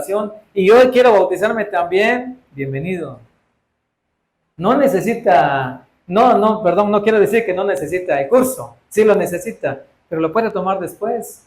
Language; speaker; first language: Spanish; native; Spanish